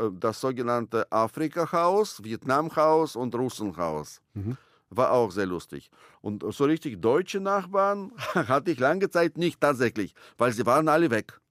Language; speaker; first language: German; non-native, fluent; Russian